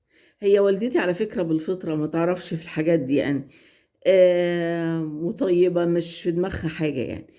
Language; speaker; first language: Arabic; native; Arabic